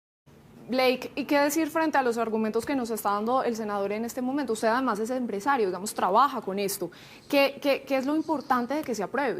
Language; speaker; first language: Spanish; native; Spanish